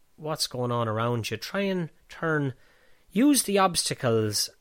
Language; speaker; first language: English; native; English